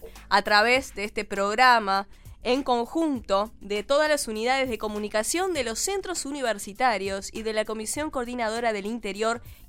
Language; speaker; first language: Spanish; native; Spanish